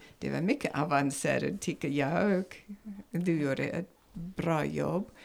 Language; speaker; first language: Swedish; non-native, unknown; English